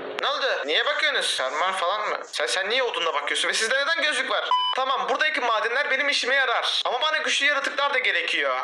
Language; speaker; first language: Turkish; native; Turkish